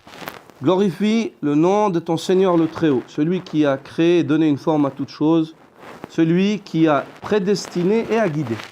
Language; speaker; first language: French; native; French